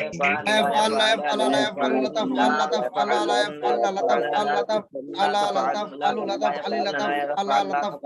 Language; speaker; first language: Arabic; non-native, learner; Bangla